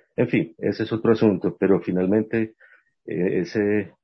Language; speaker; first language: Spanish; native; Spanish